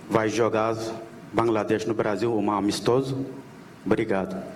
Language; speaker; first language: Portuguese; non-native, learner; Bangla